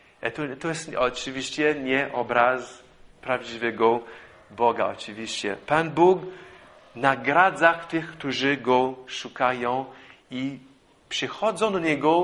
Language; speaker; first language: Polish; non-native, fluent; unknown